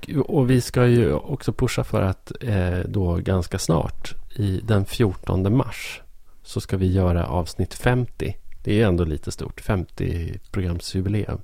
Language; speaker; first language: Swedish; native; Swedish